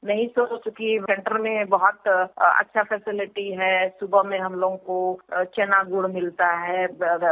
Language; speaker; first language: Hindi; native; Hindi